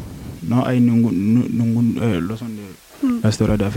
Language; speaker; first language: Spanish; non-native, learner; Wolof